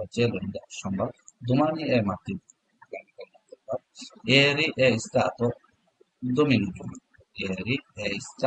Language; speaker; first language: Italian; non-native, learner; Bangla